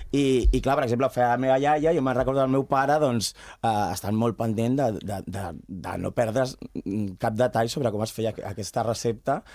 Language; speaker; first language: Catalan; non-native, local second language; Spanish